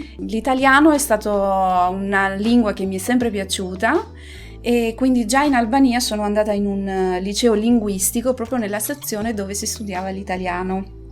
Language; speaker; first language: Italian; non-native, fluent; Albanian